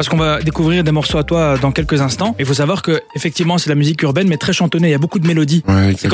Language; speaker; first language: French; native; French